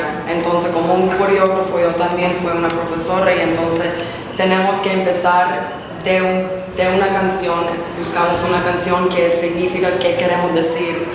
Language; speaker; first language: Spanish; non-native, fluent; English